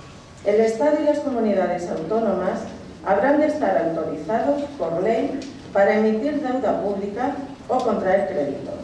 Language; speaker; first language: Spanish; native; Spanish